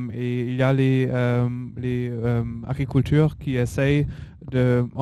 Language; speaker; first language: French; non-native, learner; German